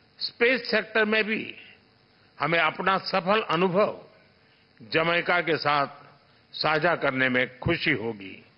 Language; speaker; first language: Hindi; non-native, local second language; Gujarati